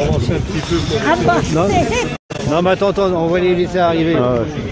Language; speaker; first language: French; native; French